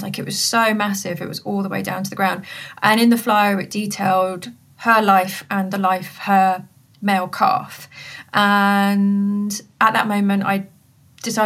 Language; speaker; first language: English; native; English